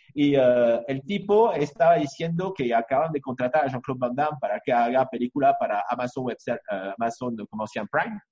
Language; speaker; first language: Spanish; non-native, fluent; French